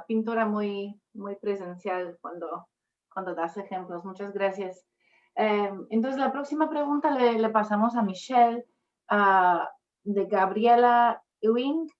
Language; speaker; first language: Spanish; non-native, fluent; English